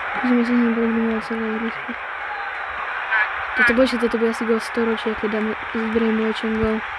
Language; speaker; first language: Slovak; native; Slovak